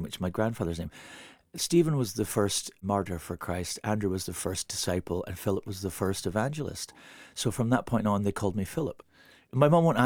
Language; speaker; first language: English; native; English